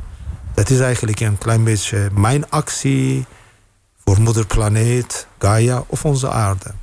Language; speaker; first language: Dutch; non-native, fluent; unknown